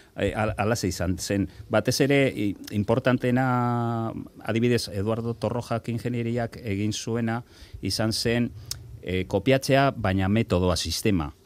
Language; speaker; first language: Basque; non-native, local second language; Spanish